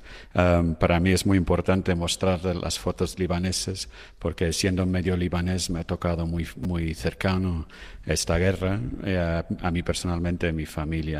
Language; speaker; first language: Spanish; non-native, fluent; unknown